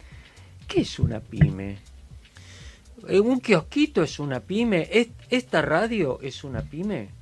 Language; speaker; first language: Spanish; native; Spanish